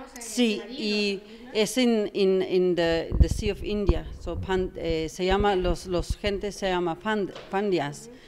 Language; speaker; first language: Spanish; non-native, learner; English